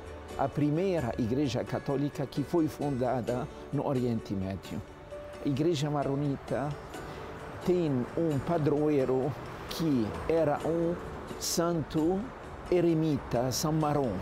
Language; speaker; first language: Portuguese; non-native, learner; Arabic